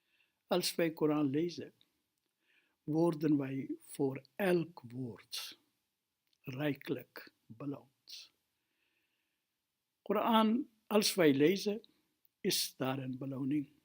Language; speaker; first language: Dutch; non-native, fluent; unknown